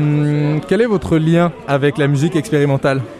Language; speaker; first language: French; native; French